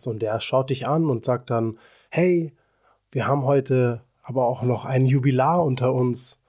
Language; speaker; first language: German; native; German